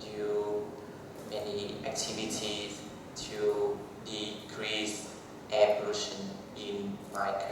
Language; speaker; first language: English; non-native, learner; Vietnamese